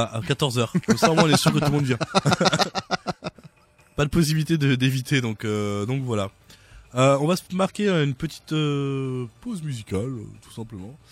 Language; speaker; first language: French; native; French